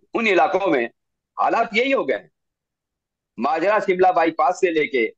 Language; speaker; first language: Hindi; native; Hindi